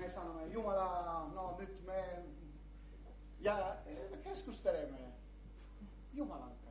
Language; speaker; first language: Finnish; non-native, learner; Italian